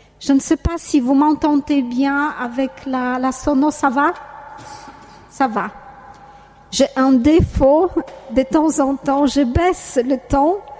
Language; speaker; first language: French; non-native, fluent; Polish